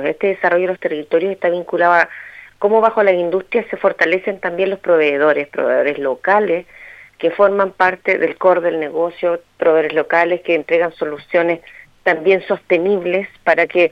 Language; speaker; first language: Spanish; native; Spanish